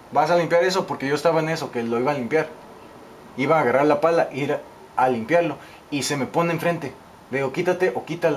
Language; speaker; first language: Spanish; native; Spanish